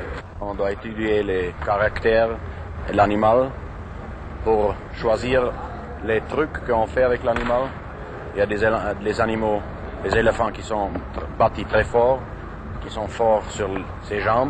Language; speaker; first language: French; non-native, fluent; German